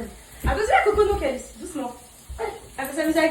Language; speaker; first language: French; native; French